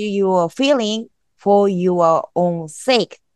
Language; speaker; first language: English; non-native, learner; Japanese